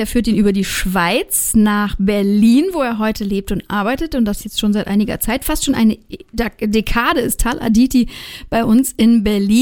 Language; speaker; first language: German; native; German